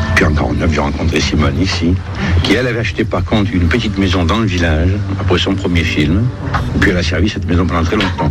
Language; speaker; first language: French; early bilingual, other home language; Italian